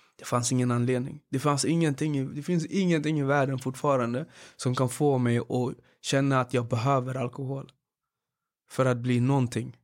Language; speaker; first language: Swedish; early bilingual, other home language; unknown